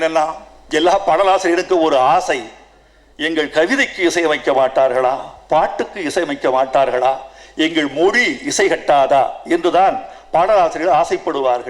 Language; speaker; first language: Tamil; native; Tamil